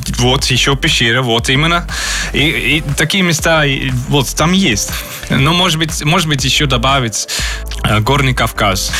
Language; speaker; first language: Russian; non-native, fluent; Dutch